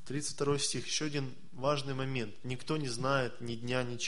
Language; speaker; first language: Russian; native; Russian